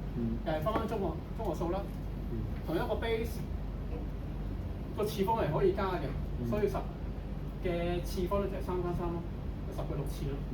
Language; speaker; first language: Cantonese; native; Cantonese